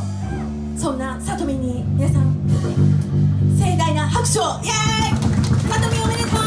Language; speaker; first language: Japanese; native; Japanese